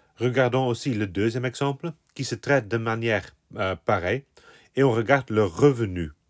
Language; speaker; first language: French; non-native, local second language; Dutch